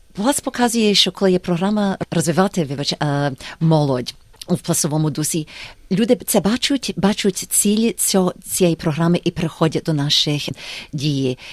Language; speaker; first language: Ukrainian; early bilingual, heritage; Ukrainian